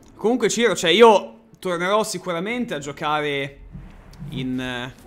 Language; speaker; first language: Italian; native; Italian